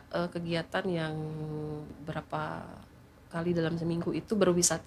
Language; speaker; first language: Indonesian; native; Indonesian